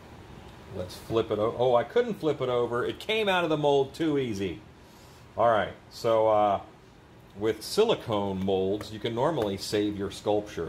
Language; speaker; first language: English; native; English